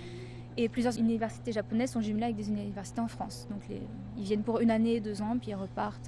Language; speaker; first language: French; native; French